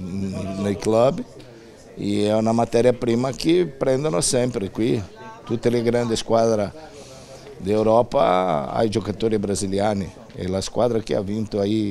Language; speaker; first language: Italian; non-native, fluent; Portuguese